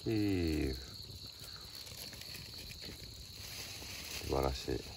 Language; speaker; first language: Japanese; native; Japanese